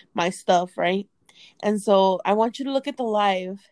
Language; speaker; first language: English; early bilingual, other home language; Spanish